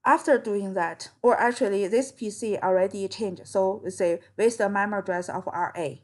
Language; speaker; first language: English; non-native, fluent; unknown